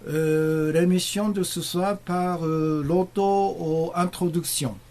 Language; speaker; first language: French; non-native, learner; Japanese